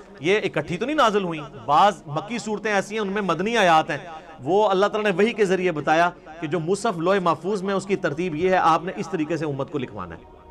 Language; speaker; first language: Urdu; non-native, local second language; Punjabi